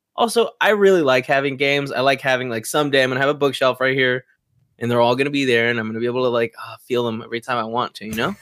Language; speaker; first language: English; native; English